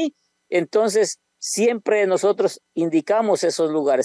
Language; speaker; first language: Spanish; native; Spanish